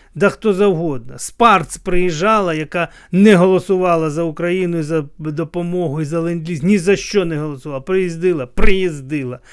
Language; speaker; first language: Ukrainian; non-native, local second language; Russian